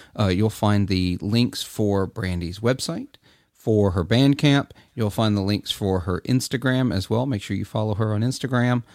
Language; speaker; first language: English; native; English